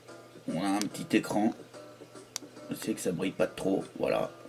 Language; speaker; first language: French; native; French